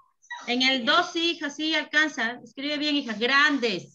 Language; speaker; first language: Spanish; native; Spanish